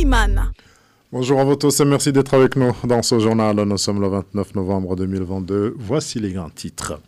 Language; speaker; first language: French; non-native, local second language; Rundi